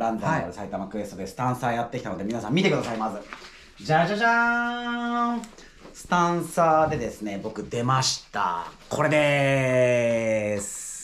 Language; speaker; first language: Japanese; native; Japanese